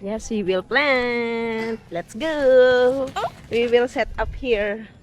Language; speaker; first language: English; non-native, learner; Filipino